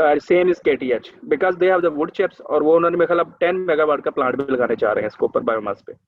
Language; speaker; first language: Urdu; non-native, local second language; Punjabi